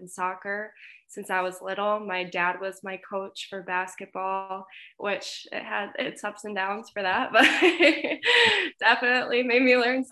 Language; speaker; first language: English; native; English